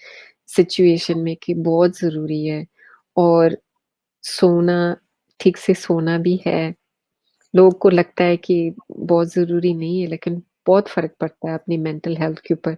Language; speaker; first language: Hindi; early bilingual, heritage; English